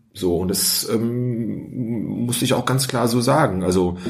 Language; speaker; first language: German; early bilingual, other home language; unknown